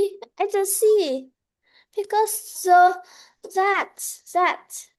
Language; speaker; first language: English; non-native, learner; Vietnamese